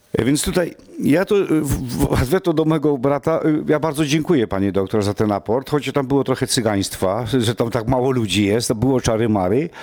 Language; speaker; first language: Polish; non-native, local second language; Romany